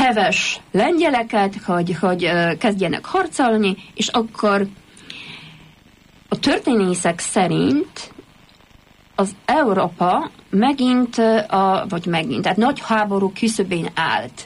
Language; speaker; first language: Hungarian; non-native, fluent; Polish